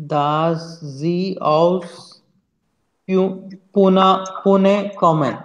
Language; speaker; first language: German; non-native, learner; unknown